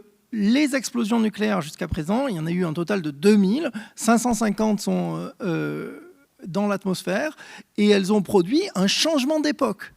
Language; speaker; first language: French; native; French